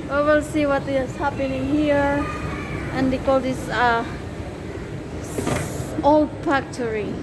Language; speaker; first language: English; non-native, fluent; Filipino